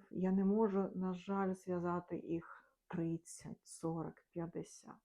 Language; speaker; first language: Ukrainian; non-native, local second language; Russian